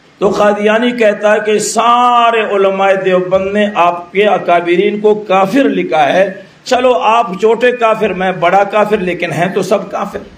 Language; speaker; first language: Urdu; non-native, local second language; Pashto